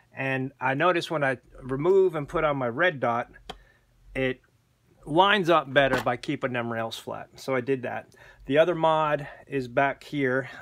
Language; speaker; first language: English; native; English